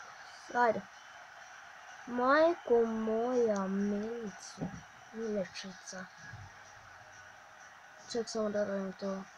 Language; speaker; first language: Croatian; early bilingual, heritage; Croatian